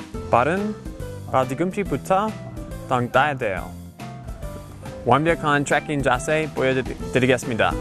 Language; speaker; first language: Korean; non-native, fluent; English